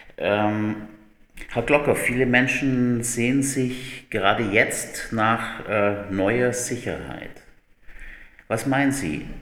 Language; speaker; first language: German; native; German